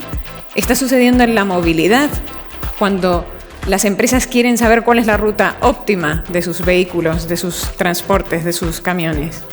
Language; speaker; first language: Spanish; native; Spanish